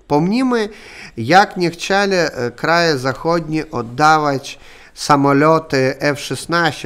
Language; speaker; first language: Polish; non-native, learner; Russian